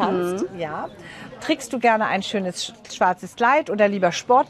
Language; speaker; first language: German; native; German